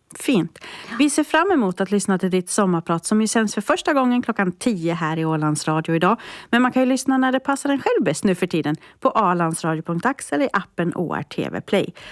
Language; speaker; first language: Swedish; native; Swedish